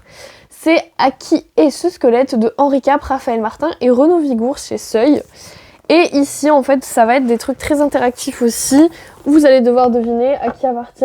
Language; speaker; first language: French; native; French